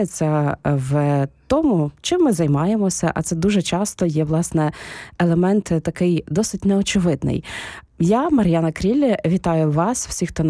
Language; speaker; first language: Ukrainian; native; Ukrainian